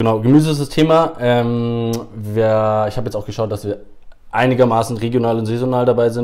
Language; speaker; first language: German; native; German